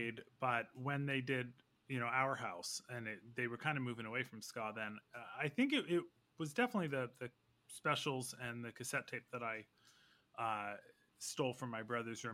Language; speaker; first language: English; native; English